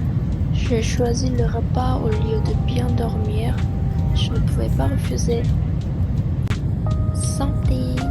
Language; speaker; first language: French; non-native, fluent; Korean